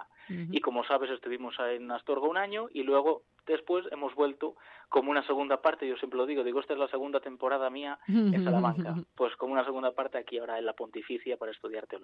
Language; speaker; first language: Spanish; native; Spanish